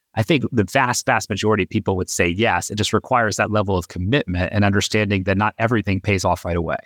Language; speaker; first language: English; native; English